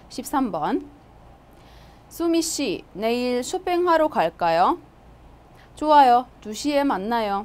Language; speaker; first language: Korean; non-native, fluent; Arabic